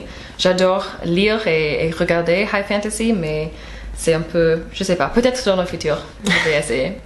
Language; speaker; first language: French; non-native, fluent; English